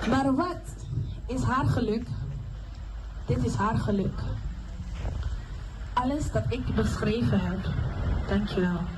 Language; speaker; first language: Dutch; non-native, local second language; Papiamento